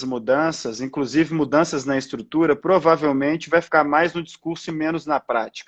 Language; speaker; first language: Portuguese; native; Portuguese